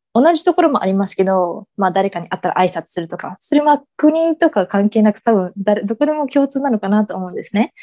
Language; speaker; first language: Japanese; early bilingual, heritage; English